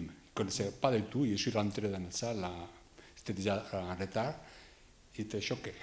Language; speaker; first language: French; non-native, fluent; Spanish